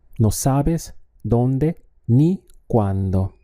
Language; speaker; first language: Spanish; non-native, fluent; English